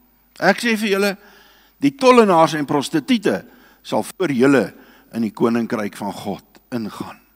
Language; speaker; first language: Afrikaans; native; Afrikaans